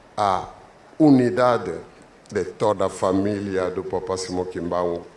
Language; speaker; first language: Portuguese; non-native, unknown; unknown